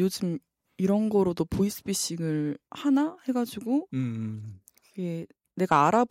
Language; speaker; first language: Korean; native; Korean